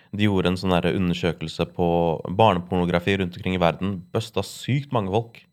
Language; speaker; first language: Norwegian; native; Norwegian